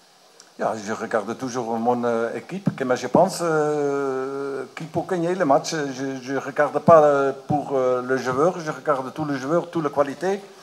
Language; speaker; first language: French; non-native, learner; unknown